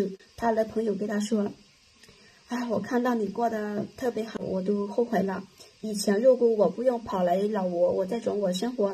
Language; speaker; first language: Chinese; non-native, fluent; Lao